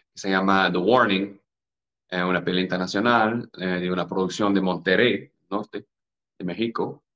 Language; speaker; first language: Spanish; non-native, fluent; English